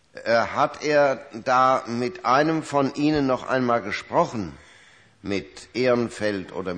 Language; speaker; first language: German; native; German